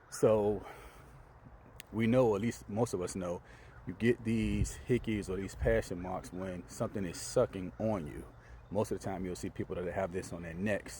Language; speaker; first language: English; native; English